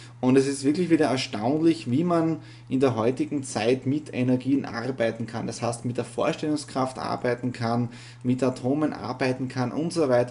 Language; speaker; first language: German; native; German